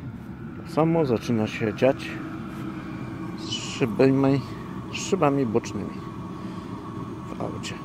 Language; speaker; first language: Polish; native; Polish